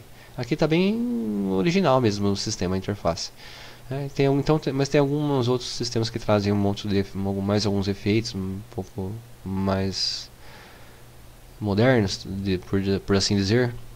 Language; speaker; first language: Portuguese; native; Portuguese